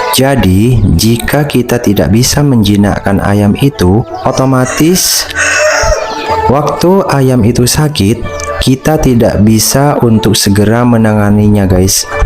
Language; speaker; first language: Indonesian; non-native, local second language; Madurese